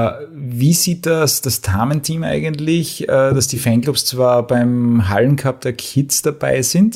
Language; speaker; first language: German; native; German